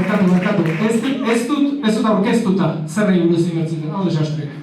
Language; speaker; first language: Basque; native; Basque